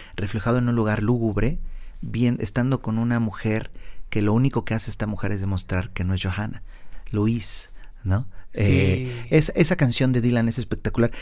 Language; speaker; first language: Spanish; native; Spanish